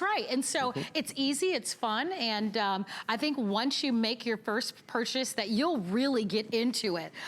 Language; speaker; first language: English; native; English